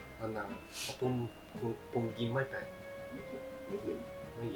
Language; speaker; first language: Thai; non-native, learner; Japanese